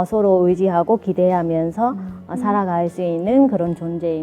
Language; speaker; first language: Korean; non-native, fluent; Vietnamese